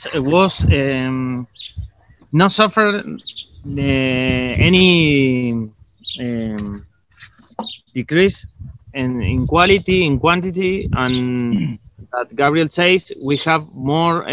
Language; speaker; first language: English; non-native, fluent; Spanish